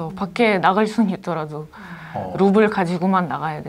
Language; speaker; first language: Korean; non-native, fluent; Ukrainian